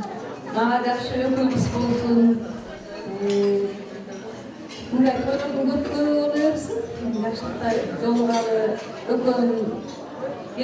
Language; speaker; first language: Kyrgyz; native; Kyrgyz